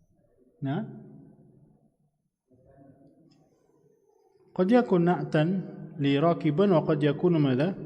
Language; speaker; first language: Arabic; non-native, fluent; Indonesian